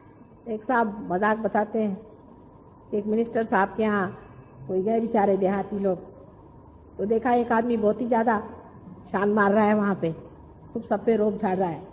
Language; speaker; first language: Hindi; non-native, local second language; Marathi